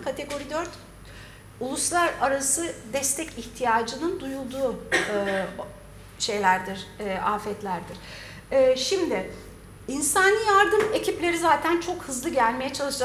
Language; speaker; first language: Turkish; native; Turkish